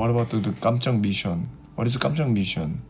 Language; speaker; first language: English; non-native, fluent; Korean